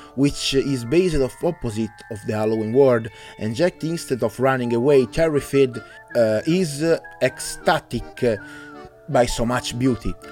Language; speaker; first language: English; non-native, learner; Italian